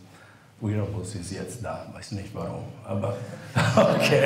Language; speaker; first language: German; non-native, fluent; Italian